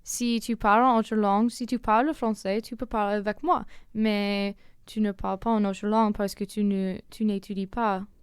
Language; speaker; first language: French; non-native, learner; English